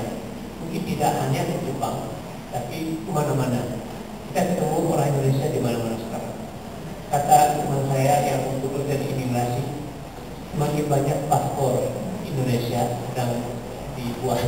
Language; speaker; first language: Indonesian; non-native, fluent; Japanese